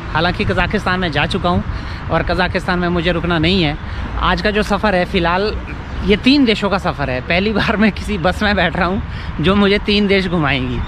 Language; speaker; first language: Hindi; native; Hindi